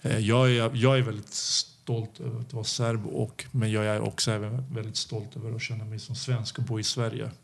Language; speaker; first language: Swedish; early bilingual, other home language; Serbian